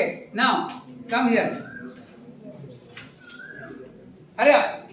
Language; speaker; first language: English; non-native, learner; Bangla